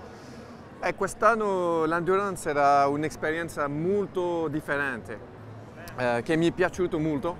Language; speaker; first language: Italian; non-native, fluent; French